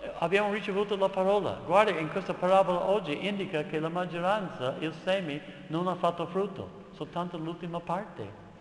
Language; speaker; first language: Italian; non-native, fluent; English